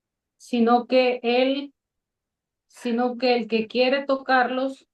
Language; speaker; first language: Spanish; native; Spanish